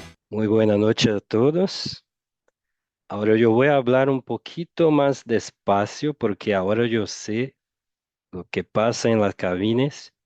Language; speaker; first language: Spanish; non-native, fluent; Portuguese